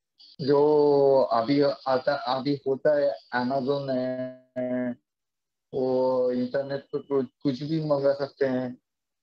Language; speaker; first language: Hindi; non-native, fluent; Japanese